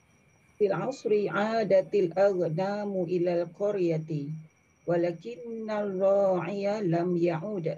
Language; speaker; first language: Arabic; non-native, learner; Indonesian